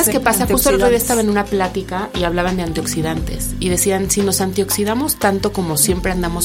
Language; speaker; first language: Spanish; native; Spanish